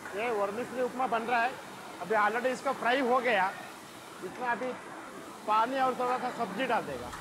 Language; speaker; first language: Hindi; non-native, local second language; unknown